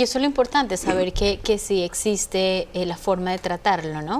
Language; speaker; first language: Spanish; native; Spanish